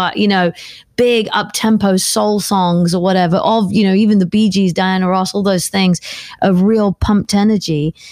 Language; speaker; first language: English; native; English